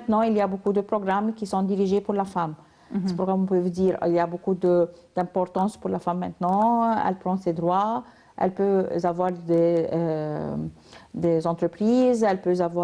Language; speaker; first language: French; non-native, learner; Arabic